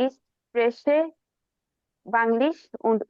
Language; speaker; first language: German; non-native, learner; Bangla